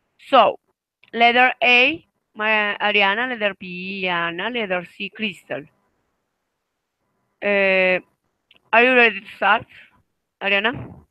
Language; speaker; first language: English; non-native, fluent; Spanish